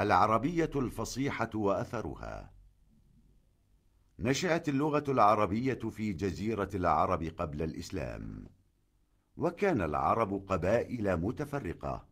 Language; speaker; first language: Arabic; non-native, learner; Indonesian